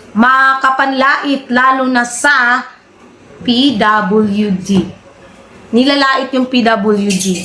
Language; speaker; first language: Filipino; native; Filipino